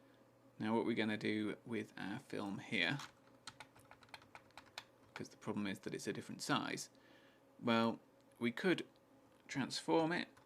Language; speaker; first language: English; native; English